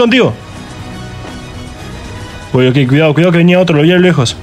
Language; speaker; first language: Spanish; native; Spanish